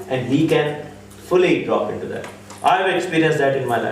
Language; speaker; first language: English; non-native, local second language; Urdu